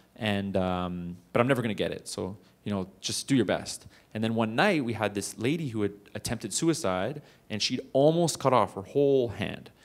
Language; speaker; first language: English; native; English